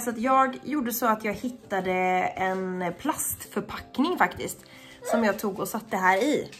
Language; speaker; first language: Swedish; native; Swedish